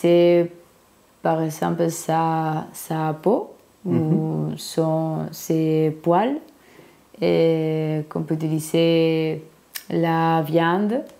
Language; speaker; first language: French; non-native, learner; Spanish